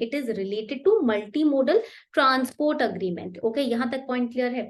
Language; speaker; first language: Hindi; native; Hindi